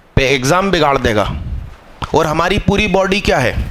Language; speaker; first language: Hindi; non-native, local second language; Gujarati